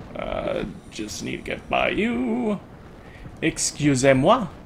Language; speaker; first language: English; native; English